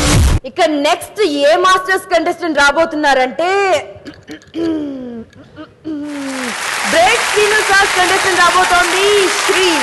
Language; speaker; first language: Telugu; native; Telugu